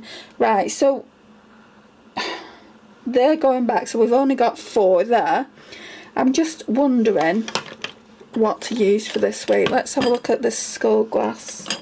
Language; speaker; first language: English; native; English